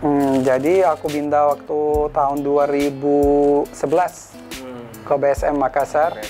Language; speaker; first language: Indonesian; non-native, fluent; Arabic